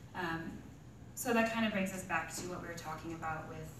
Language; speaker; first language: English; native; English